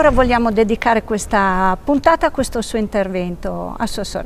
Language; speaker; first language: Italian; native; Italian